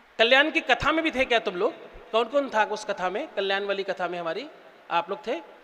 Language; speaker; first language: Hindi; native; Hindi